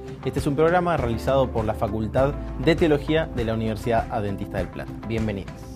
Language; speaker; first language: Spanish; native; Spanish